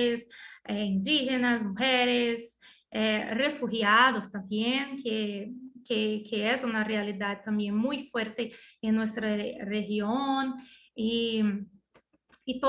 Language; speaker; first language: Spanish; non-native, learner; Portuguese